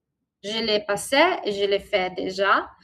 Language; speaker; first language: French; non-native, learner; Italian